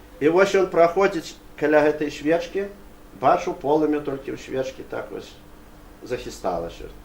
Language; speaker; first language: Belarusian; native; Belarusian